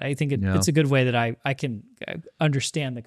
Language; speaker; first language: English; native; English